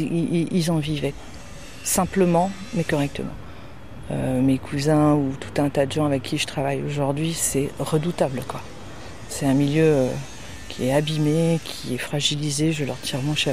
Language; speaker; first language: French; native; French